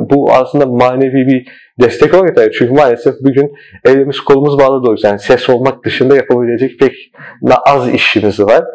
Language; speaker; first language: Turkish; early bilingual, heritage; Turkish